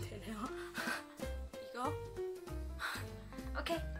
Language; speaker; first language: Korean; non-native, fluent; Thai